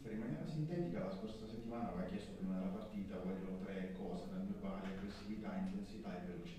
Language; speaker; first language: Italian; native; Italian